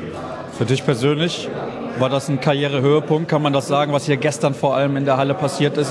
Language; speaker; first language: German; native; German